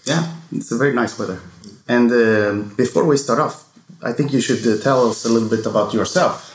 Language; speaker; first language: English; non-native, fluent; Swedish